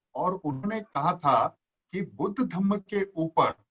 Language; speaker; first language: Hindi; non-native, local second language; Marathi